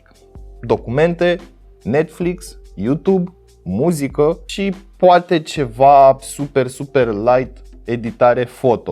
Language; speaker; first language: Romanian; native; Romanian